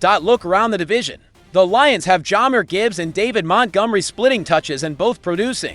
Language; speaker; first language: English; native; English